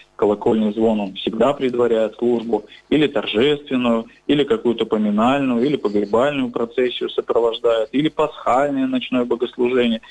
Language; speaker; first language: Russian; native; Russian